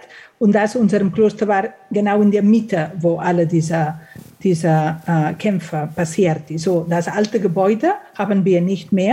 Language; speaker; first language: German; non-native, fluent; Catalan